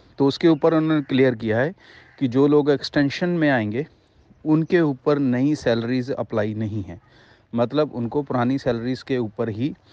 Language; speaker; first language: Hindi; non-native, local second language; Punjabi